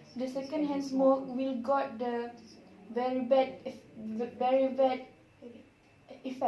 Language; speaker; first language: English; non-native, learner; Malay